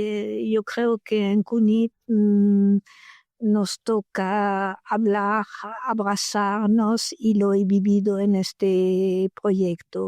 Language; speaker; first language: Spanish; non-native, learner; French